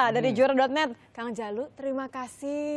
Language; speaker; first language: Indonesian; native; Indonesian